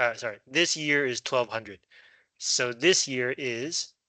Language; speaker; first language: English; non-native, fluent; Chinese